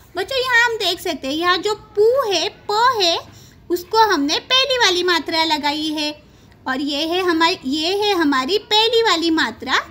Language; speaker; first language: Hindi; non-native, local second language; Marathi